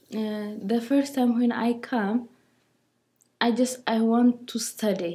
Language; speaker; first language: English; non-native, learner; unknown